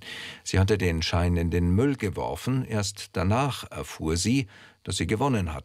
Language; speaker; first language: German; native; German